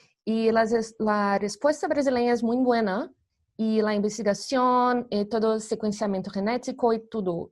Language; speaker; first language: Spanish; non-native, fluent; Portuguese